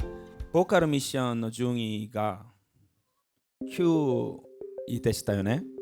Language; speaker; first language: Japanese; non-native, learner; Korean